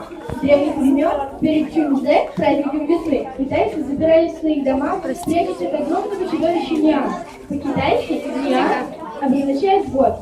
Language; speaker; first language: Russian; native; Russian